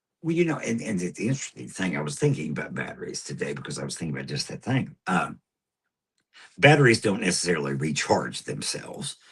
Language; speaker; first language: English; native; English